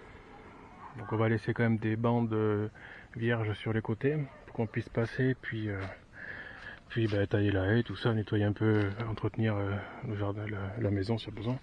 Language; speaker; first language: French; native; French